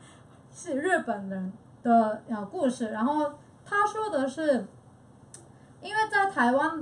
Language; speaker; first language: Chinese; non-native, fluent; Korean